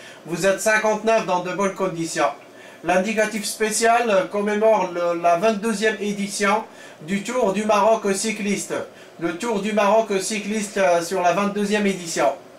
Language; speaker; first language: French; non-native, local second language; Arabic